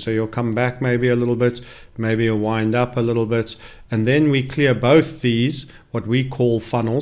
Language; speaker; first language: English; native; English